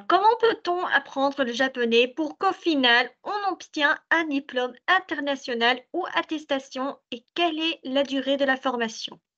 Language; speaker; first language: French; non-native, local second language; Arabic